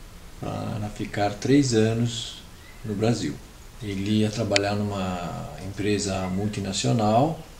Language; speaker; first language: Portuguese; early bilingual, other home language; Italian